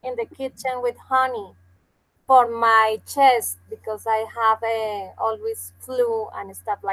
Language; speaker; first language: English; non-native, fluent; Spanish